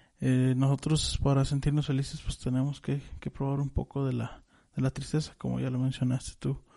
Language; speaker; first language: Spanish; native; Spanish